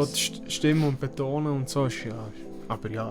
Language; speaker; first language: German; native; German